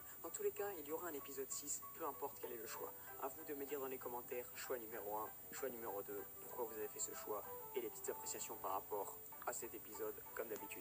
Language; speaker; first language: French; native; French